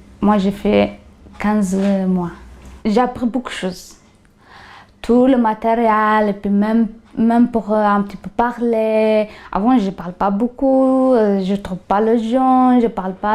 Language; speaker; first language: French; non-native, learner; Tigrinya